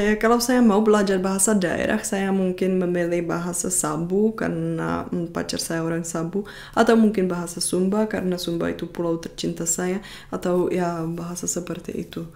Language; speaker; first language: Indonesian; non-native, fluent; Czech